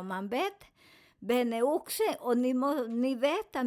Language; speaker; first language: Swedish; non-native, learner; Spanish